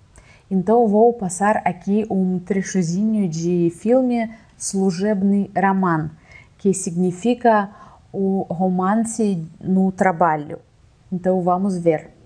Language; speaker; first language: Portuguese; non-native, fluent; Russian